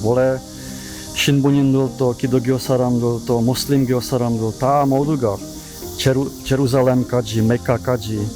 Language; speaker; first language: Korean; non-native, learner; Czech